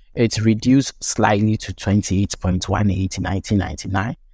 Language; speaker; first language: English; non-native, local second language; Akan